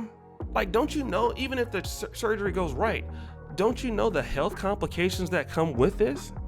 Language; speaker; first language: English; native; English